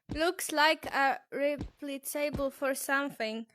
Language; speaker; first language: English; non-native, fluent; Polish